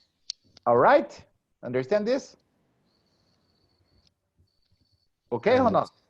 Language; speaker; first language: English; non-native, fluent; Portuguese